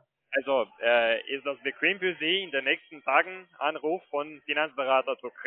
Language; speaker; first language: German; non-native, fluent; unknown